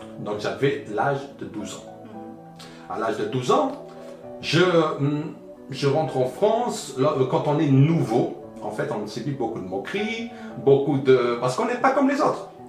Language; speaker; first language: French; early bilingual, other home language; Arabic